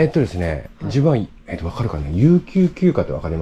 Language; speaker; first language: Japanese; native; Japanese